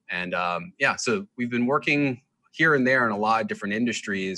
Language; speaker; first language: English; native; English